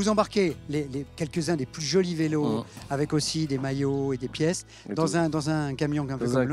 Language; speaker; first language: French; native; French